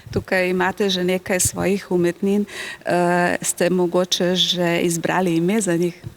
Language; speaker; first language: Slovenian; native; Slovenian